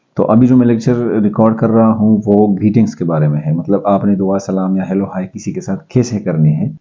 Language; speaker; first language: Urdu; non-native, local second language; Pashto